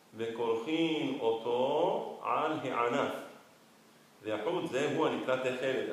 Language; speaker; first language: Hebrew; non-native, fluent; Spanish